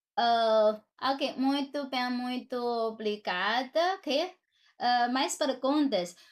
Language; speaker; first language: Portuguese; non-native, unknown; Chinese